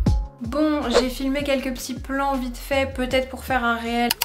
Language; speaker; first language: French; native; French